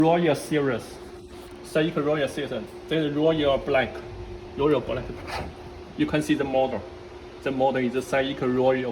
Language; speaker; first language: English; non-native, learner; Chinese